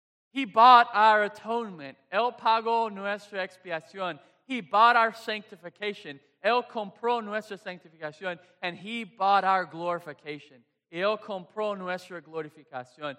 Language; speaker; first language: Spanish; non-native, fluent; English